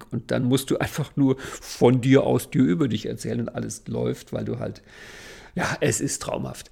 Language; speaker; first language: German; native; German